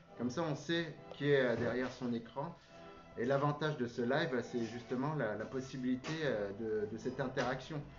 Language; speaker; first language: French; native; French